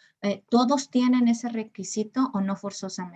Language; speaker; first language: Spanish; native; Spanish